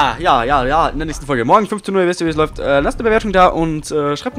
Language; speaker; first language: German; native; German